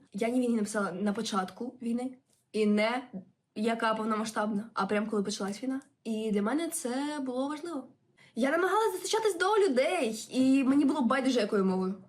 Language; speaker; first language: Ukrainian; non-native, local second language; Russian